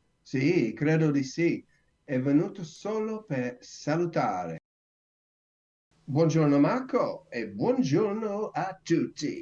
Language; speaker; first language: Italian; non-native, learner; English